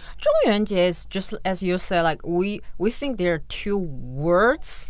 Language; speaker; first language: English; non-native, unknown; Chinese